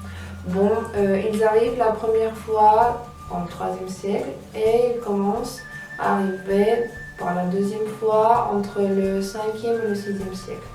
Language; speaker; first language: French; non-native, fluent; Spanish